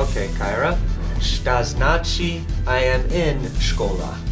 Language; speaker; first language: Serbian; non-native, learner; English